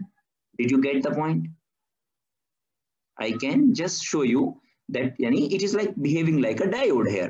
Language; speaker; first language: English; non-native, fluent; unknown